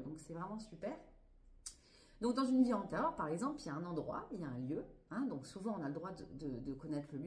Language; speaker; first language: French; native; French